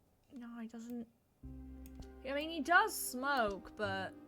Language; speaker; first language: English; native; English